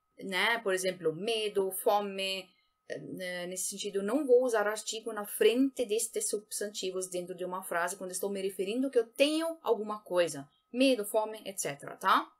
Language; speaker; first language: Portuguese; native; Portuguese